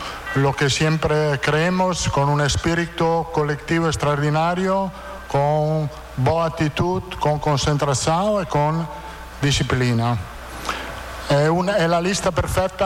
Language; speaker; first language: Portuguese; non-native, fluent; Italian